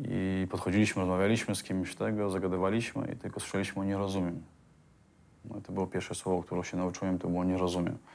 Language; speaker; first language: Polish; non-native, fluent; Chechen